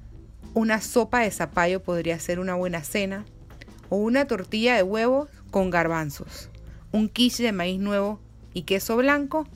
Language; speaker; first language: Spanish; native; Spanish